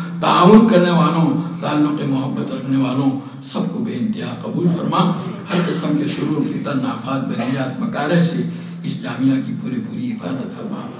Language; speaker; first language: Urdu; native; Urdu